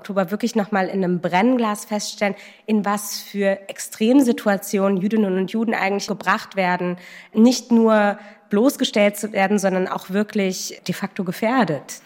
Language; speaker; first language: German; native; German